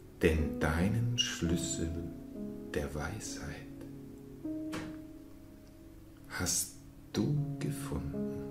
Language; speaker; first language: German; native; German